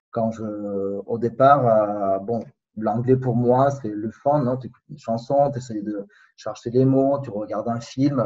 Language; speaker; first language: French; non-native, fluent; Spanish